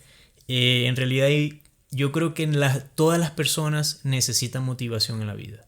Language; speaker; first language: Spanish; native; Spanish